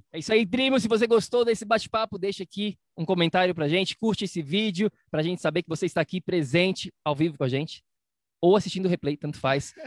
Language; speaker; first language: Portuguese; native; Portuguese